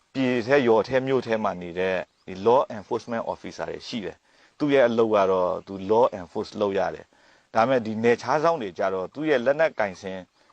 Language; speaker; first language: Burmese; non-native, local second language; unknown